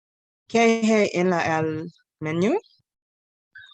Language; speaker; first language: Spanish; non-native, learner; English